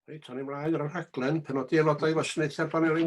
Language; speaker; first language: Welsh; native; Welsh